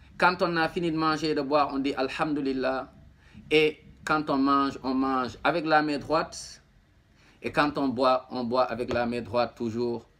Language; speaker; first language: French; non-native, local second language; Wolof